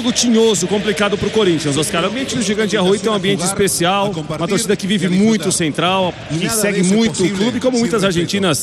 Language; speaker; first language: Portuguese; native; Portuguese